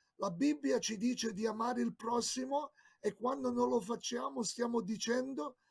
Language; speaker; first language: Italian; native; Italian